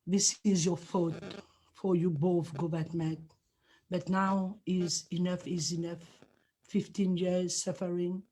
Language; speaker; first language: English; non-native, learner; Morisyen